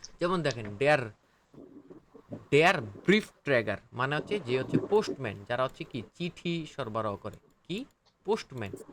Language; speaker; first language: Bangla; native; Bangla